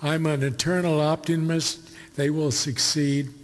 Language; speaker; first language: English; native; English